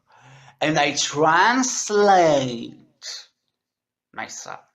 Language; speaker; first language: English; non-native, learner; French